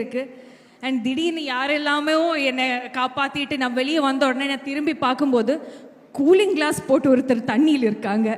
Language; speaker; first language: Tamil; non-native, fluent; Malayalam